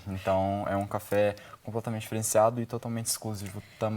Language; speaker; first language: Portuguese; native; Portuguese